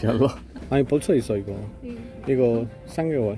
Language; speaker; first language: Korean; non-native, learner; Spanish